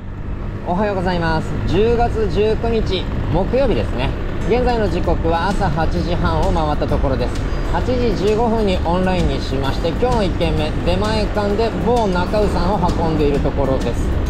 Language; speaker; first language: Japanese; native; Japanese